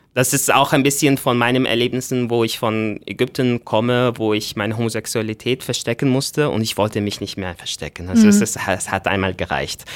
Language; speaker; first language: German; non-native, fluent; Arabic